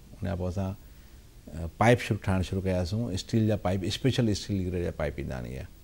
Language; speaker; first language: Sindhi; early bilingual, heritage; Sindhi